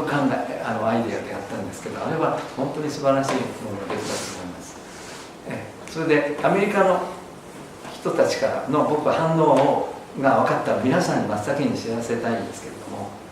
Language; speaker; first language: Japanese; native; Japanese